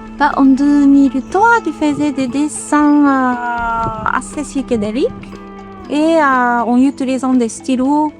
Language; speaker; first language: French; non-native, fluent; Japanese